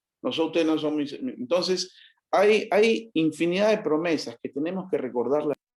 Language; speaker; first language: Spanish; native; Spanish